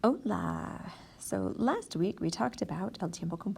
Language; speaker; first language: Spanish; non-native, fluent; English